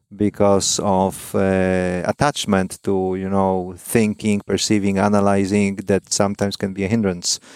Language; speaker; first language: English; non-native, fluent; Polish